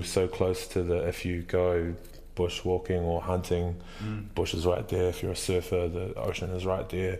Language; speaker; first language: English; native; English